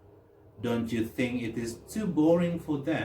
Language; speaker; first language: English; non-native, fluent; Indonesian